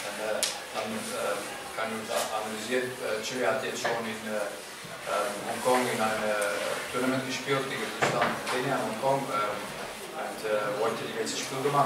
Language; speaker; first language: German; non-native, fluent; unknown